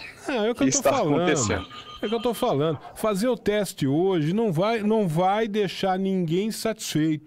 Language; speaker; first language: Portuguese; native; Portuguese